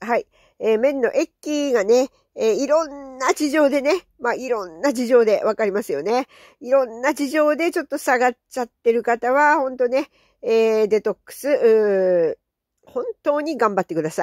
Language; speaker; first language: Japanese; native; Japanese